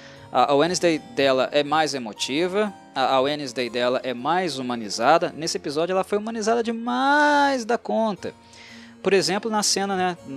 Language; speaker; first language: Portuguese; native; Portuguese